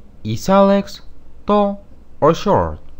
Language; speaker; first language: English; non-native, fluent; Spanish